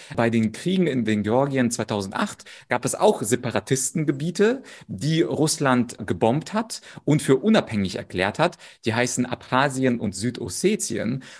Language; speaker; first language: German; early bilingual, other home language; Russian